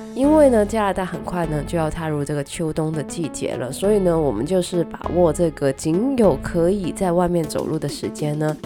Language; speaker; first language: Chinese; native; Chinese